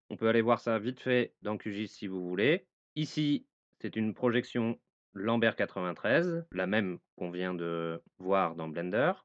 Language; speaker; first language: French; native; French